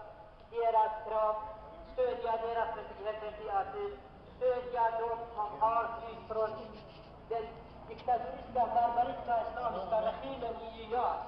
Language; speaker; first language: Swedish; non-native, fluent; Persian